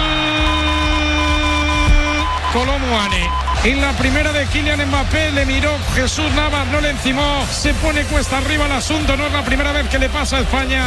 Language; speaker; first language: Spanish; native; Spanish